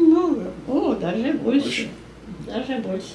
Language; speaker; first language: Russian; non-native, learner; Spanish